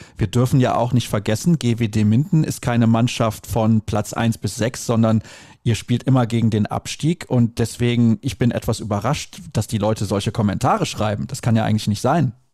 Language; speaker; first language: German; early bilingual, other home language; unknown